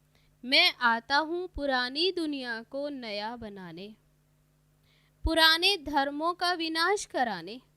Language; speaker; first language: Hindi; native; Hindi